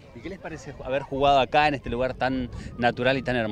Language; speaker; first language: Spanish; native; Spanish